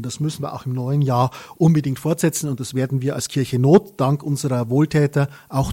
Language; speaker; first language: German; native; German